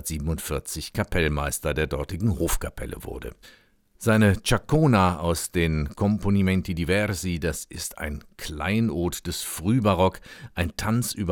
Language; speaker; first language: German; native; German